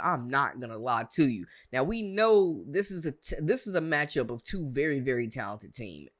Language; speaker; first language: English; native; English